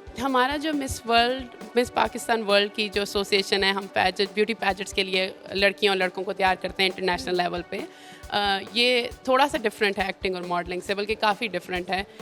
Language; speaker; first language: Urdu; native; Urdu